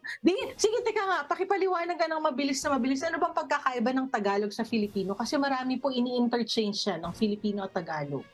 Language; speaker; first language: Filipino; native; Filipino